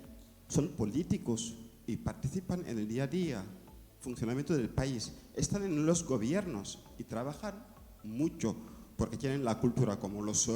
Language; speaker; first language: Spanish; non-native, fluent; Wolof